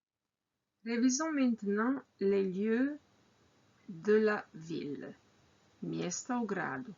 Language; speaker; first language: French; non-native, fluent; Croatian